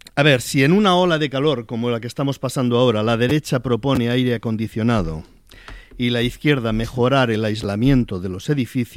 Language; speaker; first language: Spanish; native; Spanish